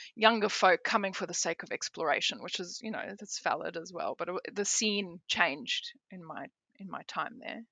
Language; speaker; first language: English; native; English